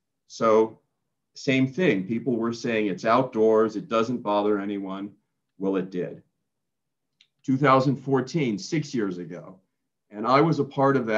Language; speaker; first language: English; native; English